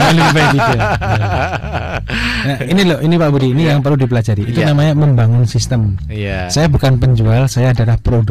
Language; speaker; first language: Indonesian; native; Indonesian